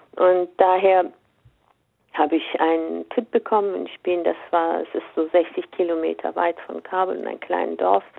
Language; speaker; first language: German; non-native, fluent; Persian